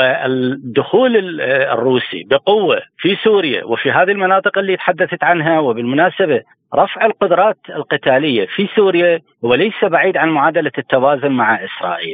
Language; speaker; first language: Arabic; native; Arabic